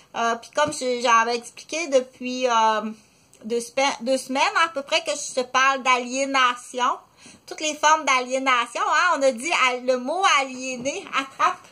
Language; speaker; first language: French; native; French